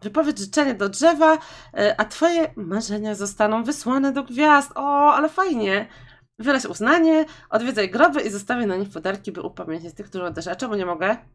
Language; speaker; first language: Polish; native; Polish